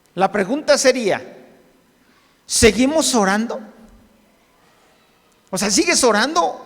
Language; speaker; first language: Spanish; native; Spanish